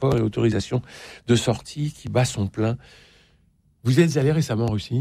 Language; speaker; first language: French; native; French